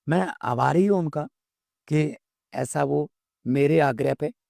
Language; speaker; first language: Hindi; non-native, local second language; Punjabi